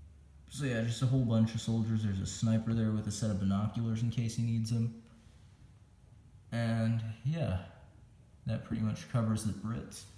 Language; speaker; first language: English; native; English